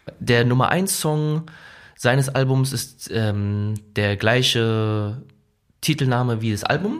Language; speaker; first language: German; early bilingual, other home language; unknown